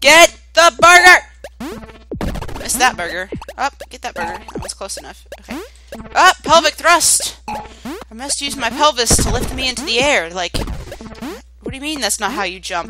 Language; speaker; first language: English; native; English